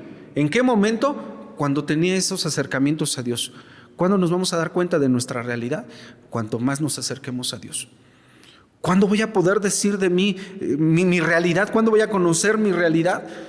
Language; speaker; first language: Spanish; native; Spanish